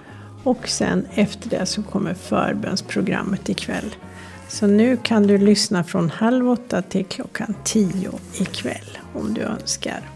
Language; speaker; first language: Swedish; native; Swedish